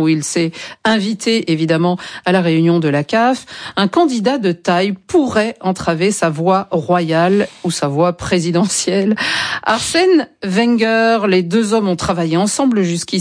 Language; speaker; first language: French; native; French